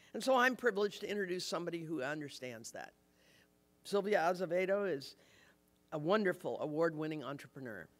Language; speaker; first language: English; native; English